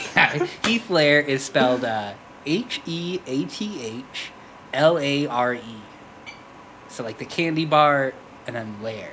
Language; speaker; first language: English; native; English